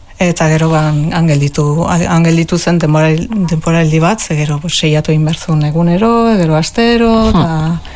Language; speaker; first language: Basque; non-native, local second language; Spanish